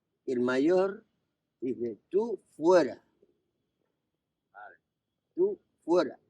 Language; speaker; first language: Spanish; native; Spanish